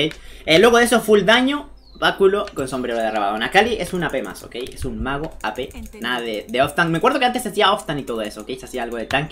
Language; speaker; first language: Spanish; native; Spanish